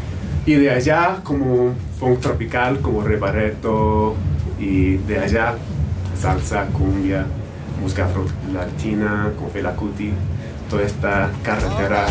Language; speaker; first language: Spanish; non-native, fluent; English